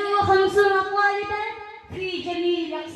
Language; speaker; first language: Arabic; non-native, learner; Urdu